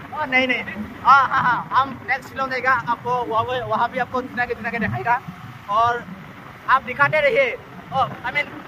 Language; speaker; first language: Hindi; non-native, local second language; Bangla